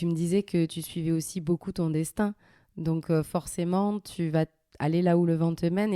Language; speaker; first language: French; early bilingual, other home language; Arabic